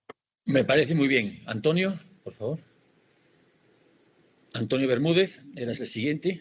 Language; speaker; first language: Spanish; native; Spanish